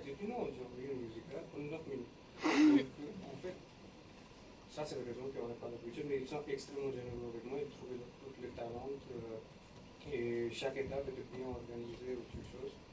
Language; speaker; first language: French; non-native, learner; English